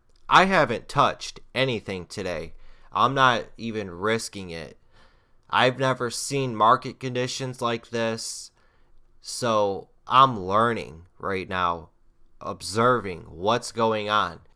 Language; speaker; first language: English; native; English